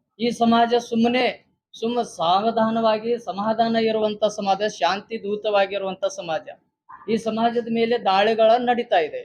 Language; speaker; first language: Kannada; non-native, local second language; Lambadi